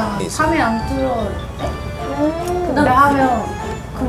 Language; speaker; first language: Korean; non-native, fluent; Japanese